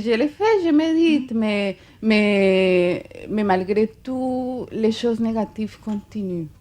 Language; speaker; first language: French; non-native, fluent; Spanish